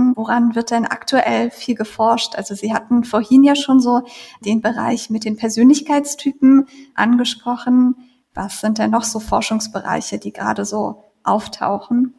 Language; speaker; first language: German; native; German